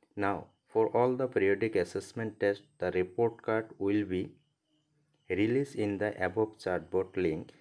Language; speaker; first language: English; non-native, local second language; Assamese